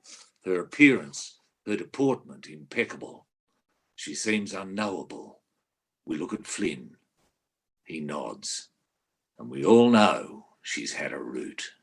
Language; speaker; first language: English; native; English